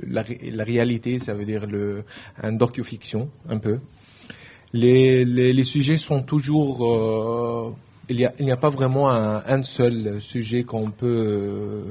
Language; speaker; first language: French; non-native, learner; Arabic